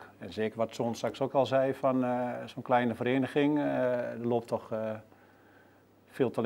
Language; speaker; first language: Dutch; native; Dutch